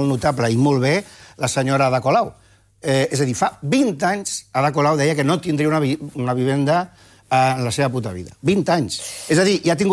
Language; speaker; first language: Catalan; native; Catalan